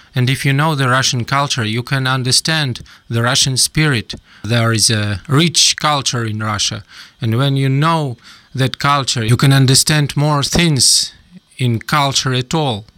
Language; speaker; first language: English; non-native, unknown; Russian